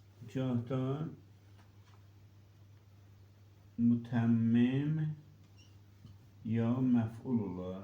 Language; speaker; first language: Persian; non-native, local second language; Azerbaijani